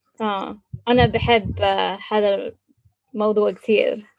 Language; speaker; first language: Arabic; non-native, learner; English